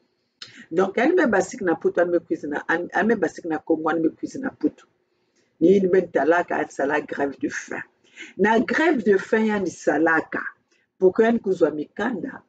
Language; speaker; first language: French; non-native, local second language; Kongo